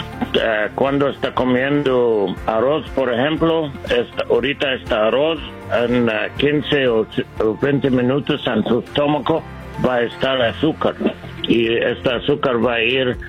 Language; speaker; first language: Spanish; non-native, learner; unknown